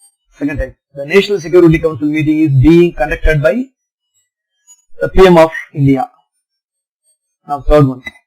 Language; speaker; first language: English; non-native, local second language; Tamil